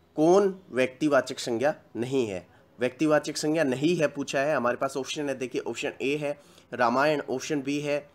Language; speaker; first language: Hindi; native; Hindi